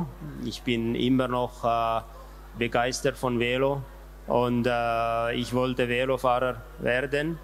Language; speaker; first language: German; non-native, learner; Tigrinya